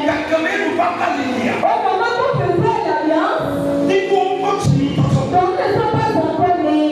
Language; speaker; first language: French; native; French